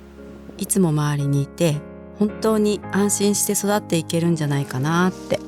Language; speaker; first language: Japanese; native; Japanese